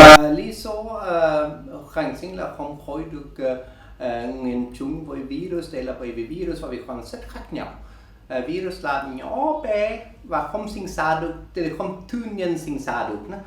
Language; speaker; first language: Vietnamese; non-native, learner; Swedish